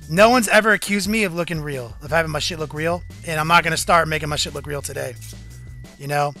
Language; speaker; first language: English; native; English